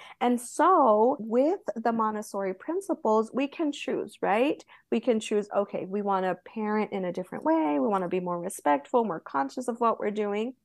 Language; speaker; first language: English; early bilingual, other home language; Spanish